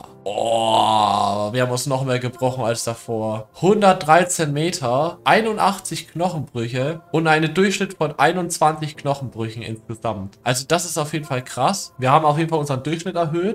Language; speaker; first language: German; native; German